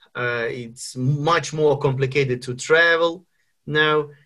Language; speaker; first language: English; non-native, fluent; Ukrainian